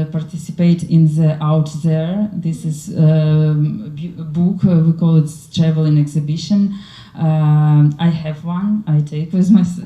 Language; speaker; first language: English; non-native, learner; Ukrainian